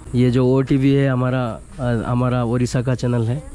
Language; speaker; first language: Hindi; non-native, local second language; Odia